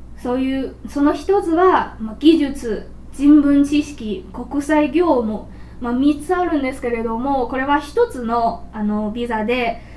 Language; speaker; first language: Japanese; non-native, fluent; Chinese